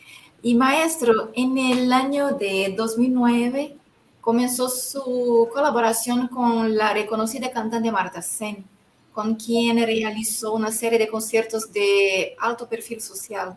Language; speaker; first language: Spanish; non-native, fluent; Portuguese